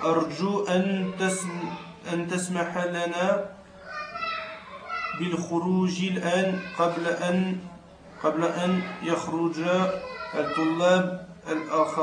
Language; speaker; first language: Arabic; non-native, learner; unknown